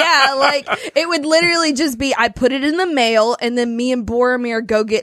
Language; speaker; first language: English; native; English